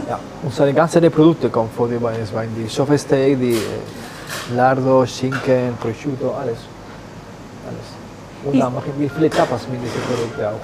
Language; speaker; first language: German; non-native, learner; Spanish